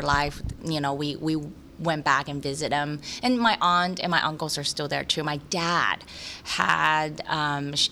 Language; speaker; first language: English; early bilingual, other home language; Cantonese